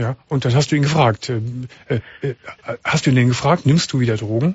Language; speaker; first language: German; native; German